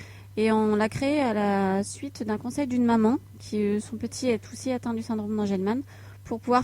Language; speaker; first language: French; native; French